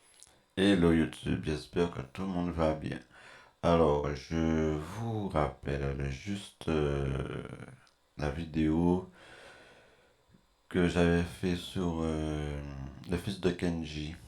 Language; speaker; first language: French; native; French